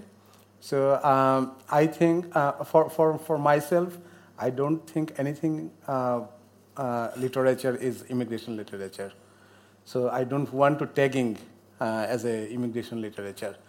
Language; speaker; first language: English; non-native, local second language; Bangla